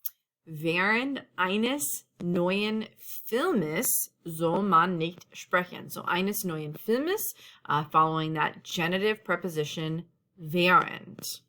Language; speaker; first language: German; non-native, fluent; English